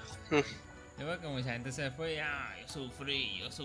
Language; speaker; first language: Spanish; native; Spanish